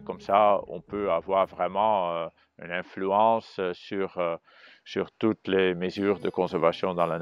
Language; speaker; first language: French; non-native, fluent; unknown